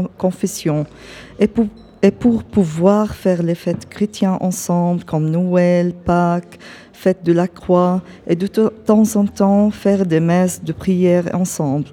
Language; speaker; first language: French; non-native, fluent; Arabic